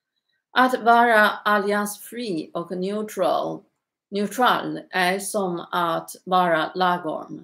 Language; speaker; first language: Swedish; non-native, learner; Chinese